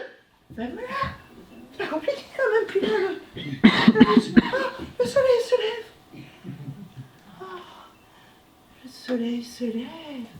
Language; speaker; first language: French; native; French